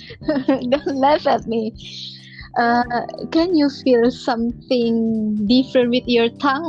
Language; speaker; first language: English; non-native, learner; Indonesian